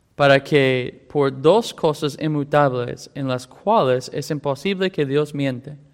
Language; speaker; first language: Spanish; non-native, fluent; English